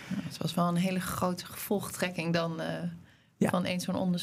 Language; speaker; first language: Dutch; native; Dutch